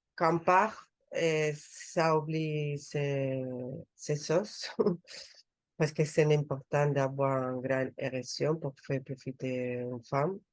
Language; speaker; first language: French; non-native, learner; Spanish